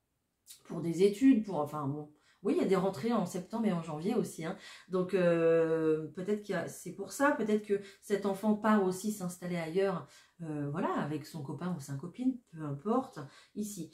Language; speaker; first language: French; native; French